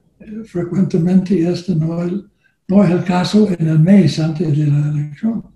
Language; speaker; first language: Spanish; non-native, learner; English